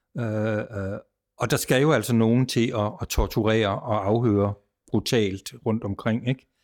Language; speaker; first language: Danish; native; Danish